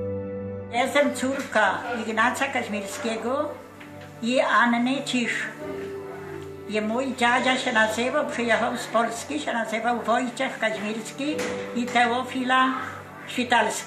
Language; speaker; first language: Polish; early bilingual, heritage; Polish